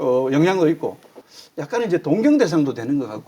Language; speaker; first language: Korean; native; Korean